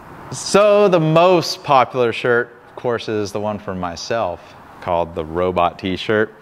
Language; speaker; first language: English; native; English